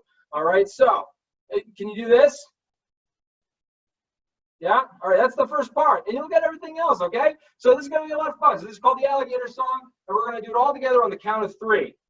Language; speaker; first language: English; native; English